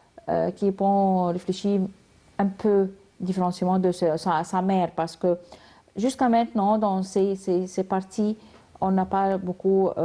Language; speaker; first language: French; non-native, learner; Arabic